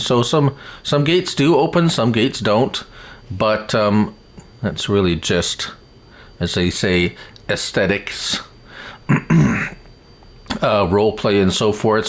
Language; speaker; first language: English; native; English